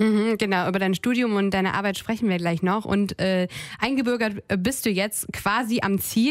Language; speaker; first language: German; native; German